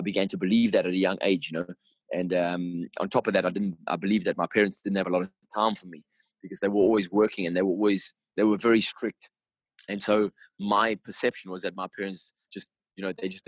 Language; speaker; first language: English; native; English